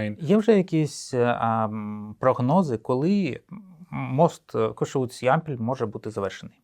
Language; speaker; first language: Ukrainian; native; Ukrainian